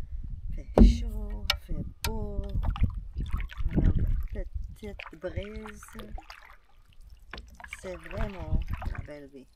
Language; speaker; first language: French; non-native, learner; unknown